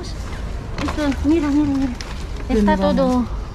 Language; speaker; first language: Spanish; non-native, learner; Filipino